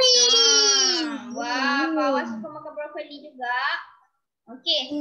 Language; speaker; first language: Malay; native; Malay